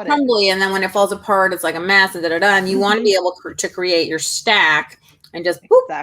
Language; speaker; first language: English; native; English